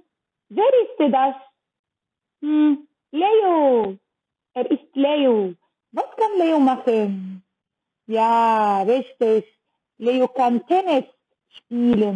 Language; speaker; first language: German; non-native, learner; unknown